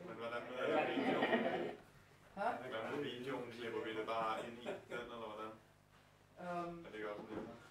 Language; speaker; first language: Danish; native; Danish